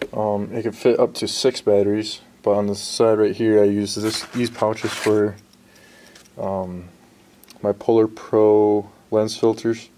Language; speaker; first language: English; native; English